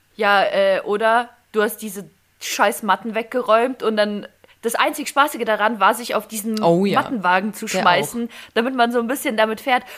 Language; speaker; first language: German; early bilingual, other home language; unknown